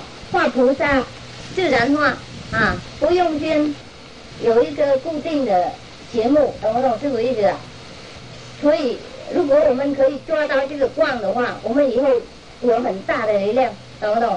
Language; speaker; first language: Chinese; non-native, fluent; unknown